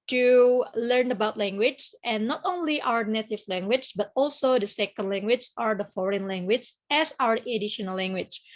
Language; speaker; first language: English; non-native, learner; Indonesian